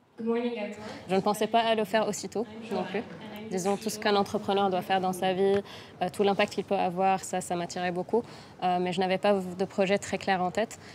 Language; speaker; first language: French; non-native, local second language; Arabic